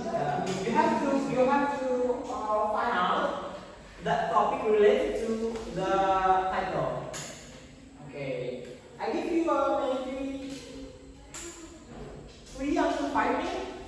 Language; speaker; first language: English; non-native, learner; Indonesian